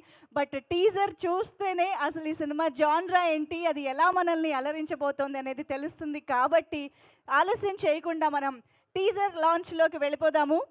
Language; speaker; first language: Telugu; native; Telugu